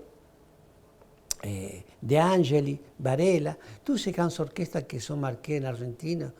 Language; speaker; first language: French; non-native, fluent; Spanish